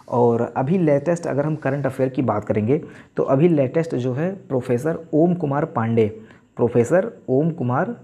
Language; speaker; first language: Hindi; native; Hindi